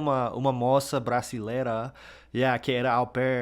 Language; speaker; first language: Portuguese; non-native, fluent; English